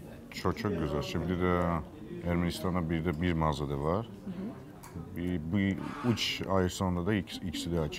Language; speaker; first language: Turkish; non-native, learner; Armenian